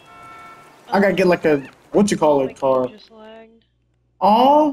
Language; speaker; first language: English; native; English